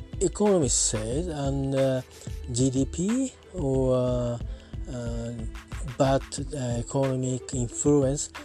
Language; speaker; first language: English; non-native, learner; Japanese